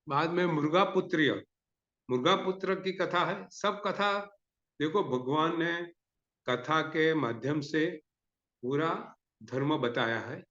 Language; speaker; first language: Hindi; non-native, local second language; Gujarati